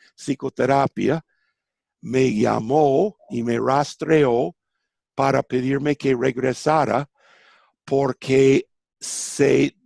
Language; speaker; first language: Spanish; non-native, fluent; English